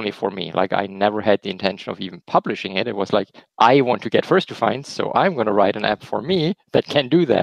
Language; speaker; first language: English; non-native, fluent; German